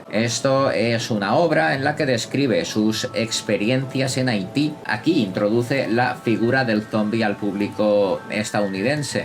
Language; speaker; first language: Spanish; native; Spanish